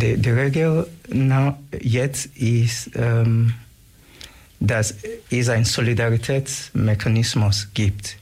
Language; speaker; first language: German; non-native, learner; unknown